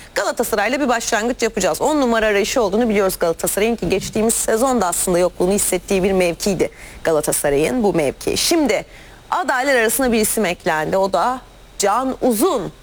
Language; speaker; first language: Turkish; native; Turkish